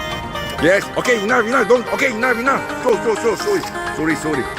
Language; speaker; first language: English; non-native, learner; Thai